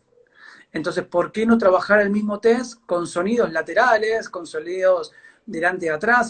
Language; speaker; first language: Spanish; native; Spanish